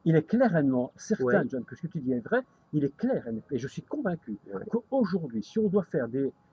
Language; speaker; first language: French; native; French